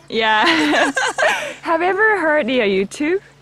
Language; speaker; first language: English; non-native, learner; Korean